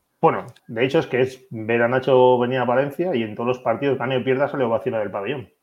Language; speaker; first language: Spanish; native; Spanish